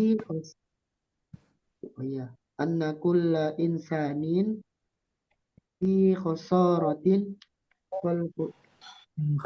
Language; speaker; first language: Arabic; non-native, learner; Indonesian